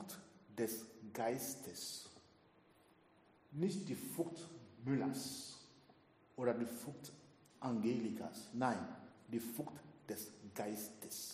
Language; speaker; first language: German; non-native, fluent; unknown